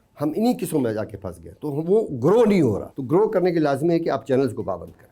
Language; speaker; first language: Urdu; non-native, local second language; Baluchi